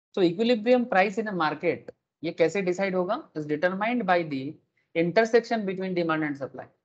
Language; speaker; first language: Hindi; non-native, local second language; Bangla